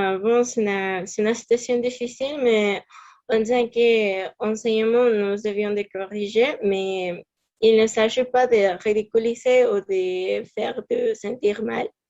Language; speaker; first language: French; non-native, learner; Spanish